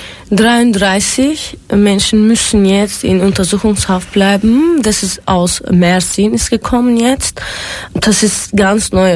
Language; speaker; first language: German; non-native, fluent; Turkish